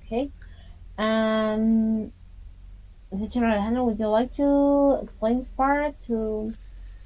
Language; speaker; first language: English; non-native, fluent; Spanish